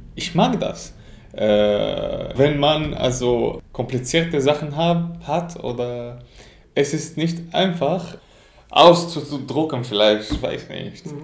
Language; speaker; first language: German; non-native, fluent; Arabic